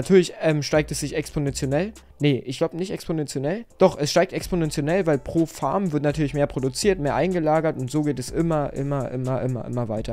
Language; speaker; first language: German; native; German